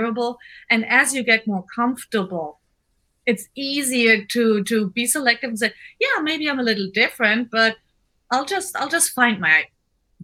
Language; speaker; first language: English; non-native, fluent; German